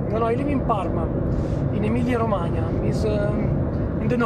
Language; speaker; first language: English; non-native, learner; Italian